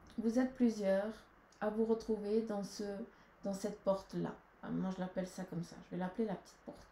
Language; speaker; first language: French; native; French